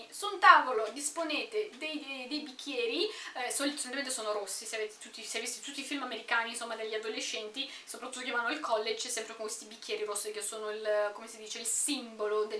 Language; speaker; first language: Italian; native; Italian